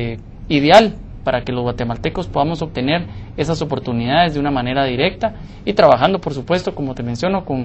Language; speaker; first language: Spanish; native; Spanish